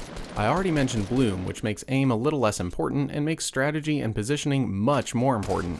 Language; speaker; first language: English; native; English